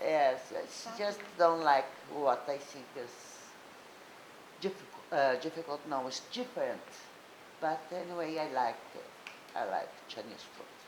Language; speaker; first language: English; non-native, learner; Portuguese